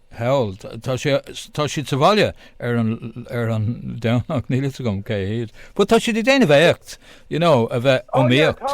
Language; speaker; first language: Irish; non-native, local second language; English